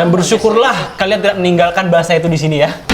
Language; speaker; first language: Indonesian; native; Indonesian